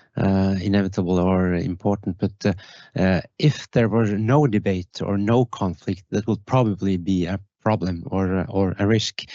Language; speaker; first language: English; non-native, fluent; Norwegian